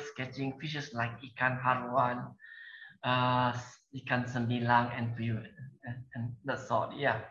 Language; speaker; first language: English; non-native, local second language; Malay